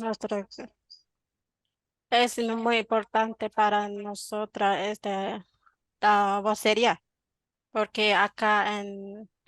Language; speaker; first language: Spanish; non-native, local second language; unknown